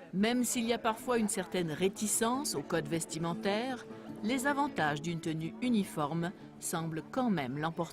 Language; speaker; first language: French; native; French